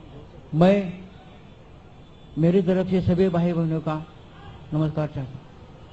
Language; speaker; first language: Hindi; non-native, local second language; Marathi